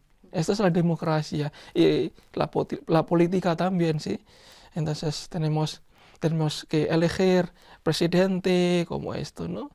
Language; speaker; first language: Spanish; non-native, learner; Indonesian